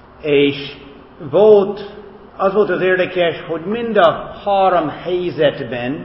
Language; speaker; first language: Hungarian; non-native, fluent; English